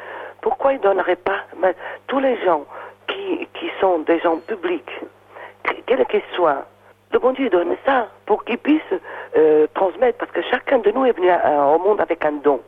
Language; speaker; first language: French; non-native, fluent; Portuguese